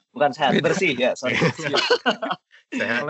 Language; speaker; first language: Indonesian; native; Indonesian